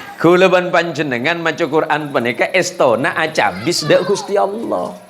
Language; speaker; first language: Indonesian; native; Indonesian